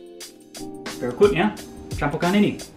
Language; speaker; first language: Indonesian; non-native, fluent; English